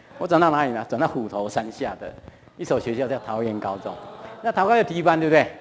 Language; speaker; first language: Chinese; non-native, local second language; Hakka Chinese